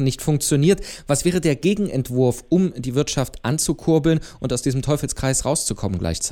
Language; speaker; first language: German; native; German